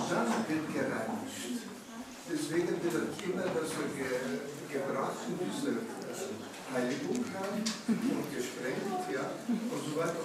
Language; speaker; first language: German; non-native, learner; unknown